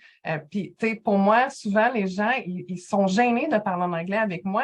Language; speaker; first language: French; native; French